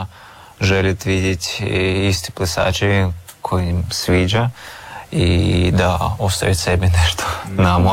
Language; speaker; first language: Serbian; non-native, learner; Russian